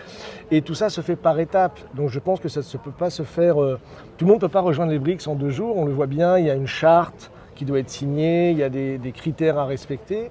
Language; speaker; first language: French; native; French